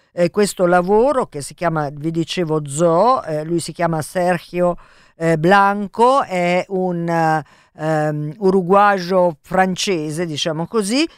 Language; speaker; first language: Italian; native; Italian